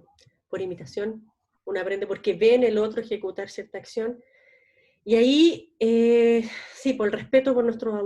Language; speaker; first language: Spanish; native; Spanish